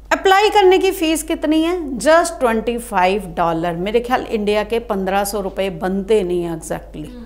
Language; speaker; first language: Hindi; non-native, local second language; Punjabi